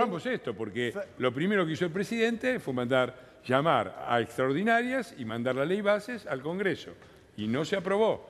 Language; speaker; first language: Spanish; native; Spanish